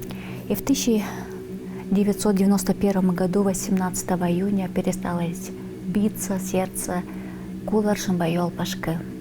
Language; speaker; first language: Russian; non-native, local second language; Tuvinian